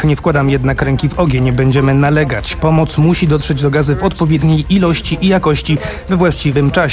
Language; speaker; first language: Polish; native; Polish